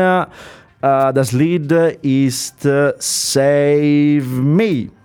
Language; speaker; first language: German; non-native, learner; Italian